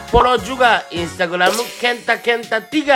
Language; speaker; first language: Indonesian; non-native, learner; Japanese